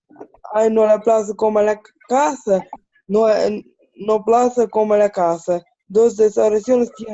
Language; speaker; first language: Spanish; non-native, learner; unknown